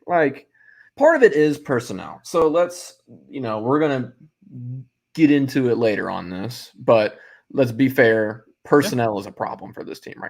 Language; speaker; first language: English; native; English